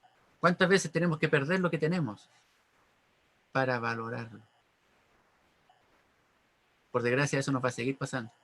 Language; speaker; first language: Spanish; native; Spanish